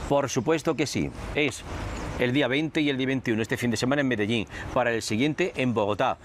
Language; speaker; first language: Spanish; native; Spanish